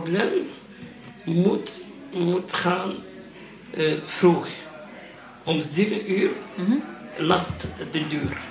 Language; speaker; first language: Dutch; non-native, learner; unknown